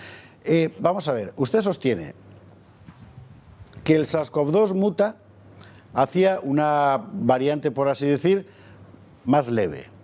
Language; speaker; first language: Spanish; native; Spanish